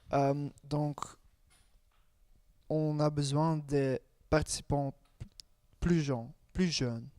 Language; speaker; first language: French; non-native, learner; Dutch